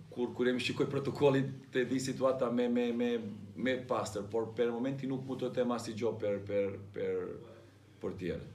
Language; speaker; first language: Albanian; non-native, learner; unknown